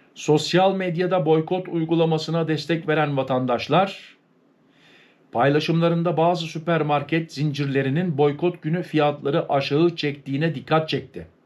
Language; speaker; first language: Turkish; early bilingual, heritage; Turkish